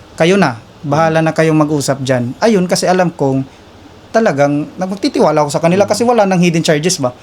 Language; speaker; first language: Filipino; non-native, local second language; Waray